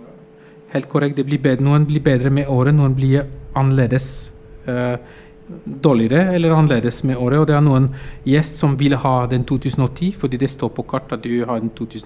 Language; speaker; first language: Norwegian; non-native, fluent; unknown